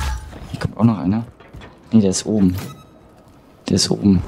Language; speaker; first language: German; native; German